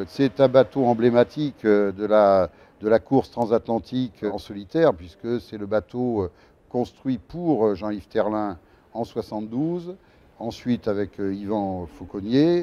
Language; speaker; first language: French; native; French